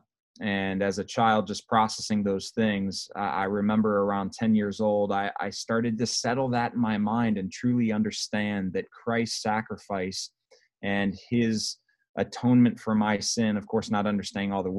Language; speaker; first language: English; native; English